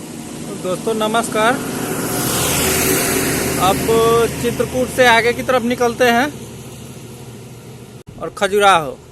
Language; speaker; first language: Hindi; native; Hindi